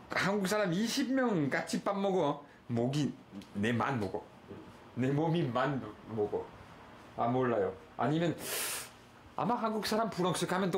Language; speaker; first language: Korean; non-native, learner; French